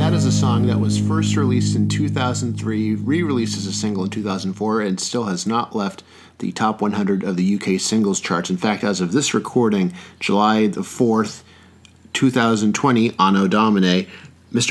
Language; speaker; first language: English; early bilingual, other home language; Spanish